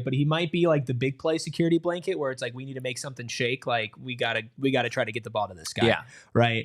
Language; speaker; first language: English; native; English